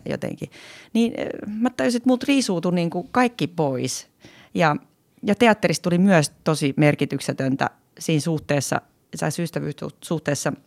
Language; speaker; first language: Finnish; native; Finnish